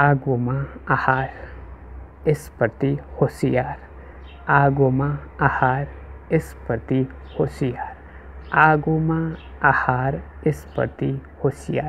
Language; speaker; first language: Nepali; native; Nepali